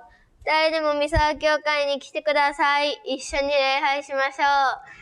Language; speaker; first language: Japanese; early bilingual, other home language; Korean